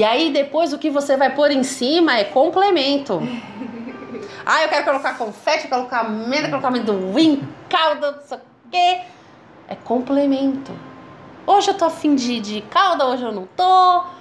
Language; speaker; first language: Portuguese; native; Portuguese